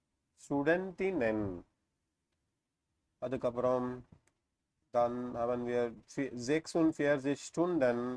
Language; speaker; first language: German; non-native, learner; Tamil